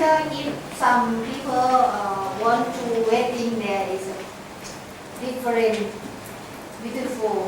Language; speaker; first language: English; non-native, learner; Thai